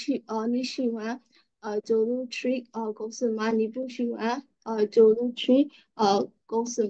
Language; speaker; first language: Chinese; non-native, learner; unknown